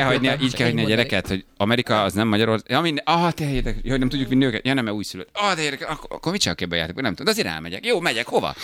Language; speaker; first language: Hungarian; native; Hungarian